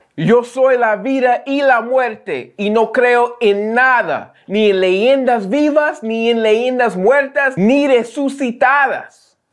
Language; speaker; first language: Spanish; non-native, learner; English